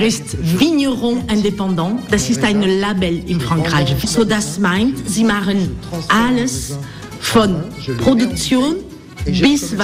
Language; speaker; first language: German; non-native, learner; French